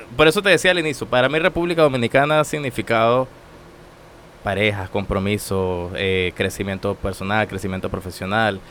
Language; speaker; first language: Spanish; native; Spanish